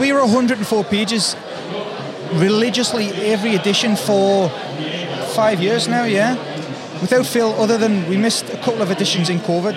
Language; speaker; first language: English; native; English